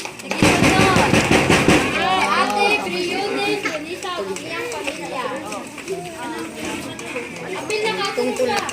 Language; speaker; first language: Cebuano; native; Cebuano